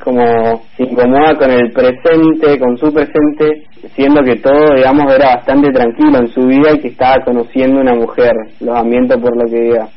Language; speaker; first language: Spanish; native; Spanish